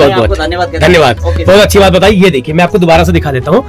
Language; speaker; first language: Hindi; native; Hindi